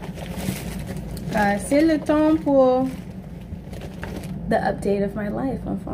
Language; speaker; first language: French; non-native, learner; English